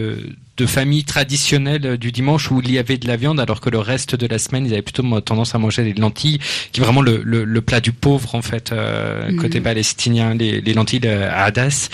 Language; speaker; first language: French; native; French